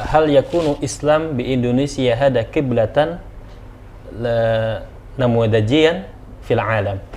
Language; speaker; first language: Arabic; non-native, learner; Indonesian